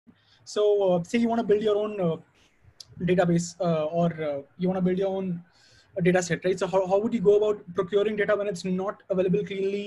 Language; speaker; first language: English; non-native, local second language; Hindi